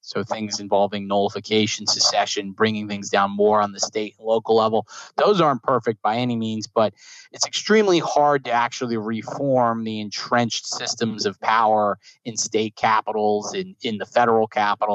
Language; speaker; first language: English; native; English